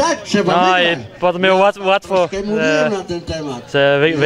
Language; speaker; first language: Polish; non-native, learner; Dutch